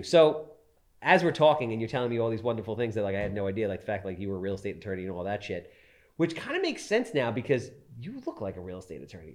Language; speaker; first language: English; native; English